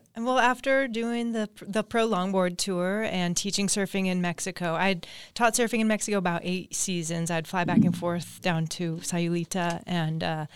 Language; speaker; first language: English; native; English